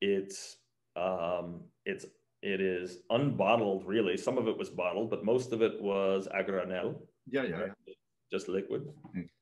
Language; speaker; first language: English; native; English